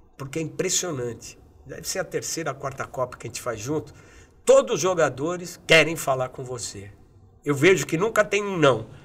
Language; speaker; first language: Portuguese; native; Portuguese